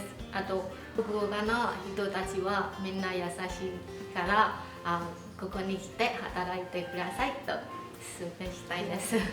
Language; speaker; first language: Japanese; non-native, learner; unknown